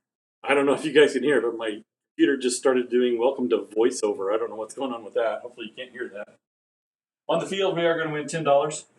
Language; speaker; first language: English; native; English